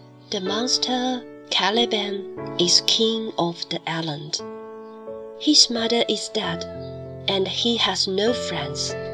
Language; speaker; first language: English; non-native, fluent; Chinese